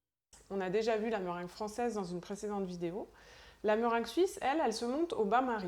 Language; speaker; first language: French; native; French